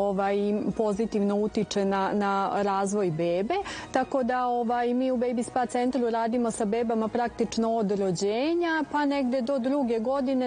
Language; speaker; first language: Serbian; native; Serbian